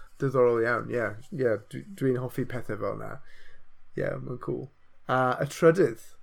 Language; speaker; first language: Welsh; non-native, local second language; English